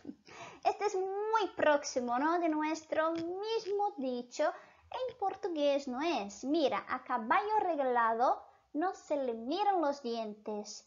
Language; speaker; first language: Spanish; non-native, fluent; Portuguese